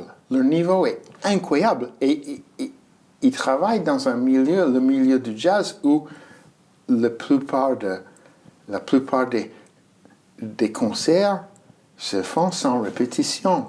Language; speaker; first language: French; non-native, fluent; English